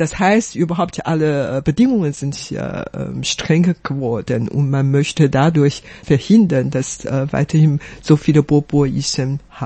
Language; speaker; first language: German; non-native, fluent; Chinese